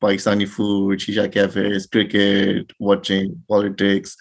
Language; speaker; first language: English; non-native, local second language; Urdu